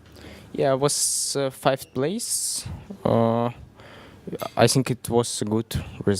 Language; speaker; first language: English; non-native, learner; Russian